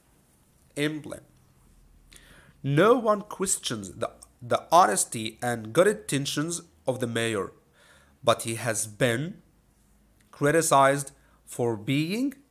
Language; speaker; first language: English; non-native, fluent; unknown